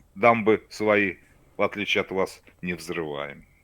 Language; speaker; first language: Russian; native; Russian